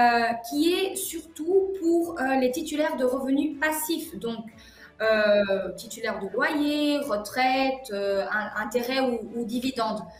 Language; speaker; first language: French; non-native, fluent; Portuguese